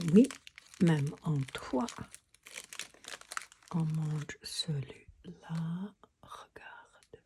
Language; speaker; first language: French; non-native, learner; Chinese